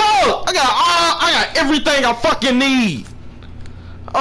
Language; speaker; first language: English; native; English